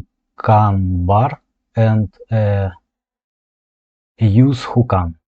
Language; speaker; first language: English; non-native, learner; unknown